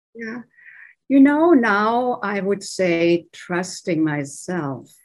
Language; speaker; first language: English; non-native, fluent; German